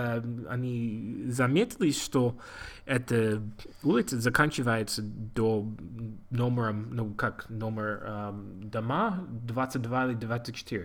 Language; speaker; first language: Russian; non-native, learner; English